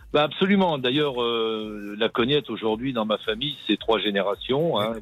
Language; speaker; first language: French; native; French